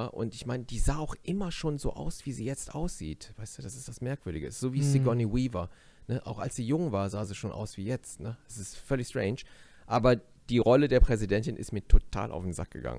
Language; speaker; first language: German; native; German